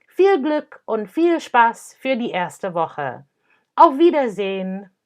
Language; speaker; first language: German; non-native, fluent; English